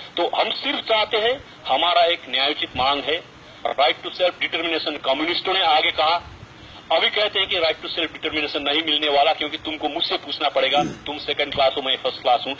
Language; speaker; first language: Hindi; non-native, local second language; Nepali